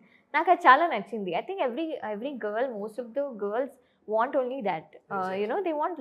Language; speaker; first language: Telugu; non-native, fluent; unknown